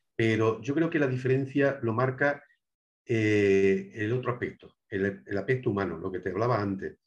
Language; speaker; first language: Spanish; native; Spanish